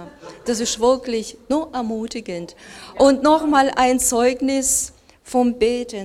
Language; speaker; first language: German; non-native, learner; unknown